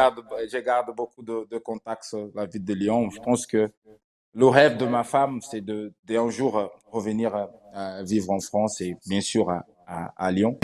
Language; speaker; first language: French; non-native, fluent; Portuguese